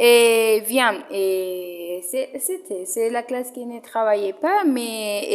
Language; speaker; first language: French; non-native, learner; Spanish